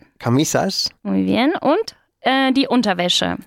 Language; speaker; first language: German; non-native, fluent; Spanish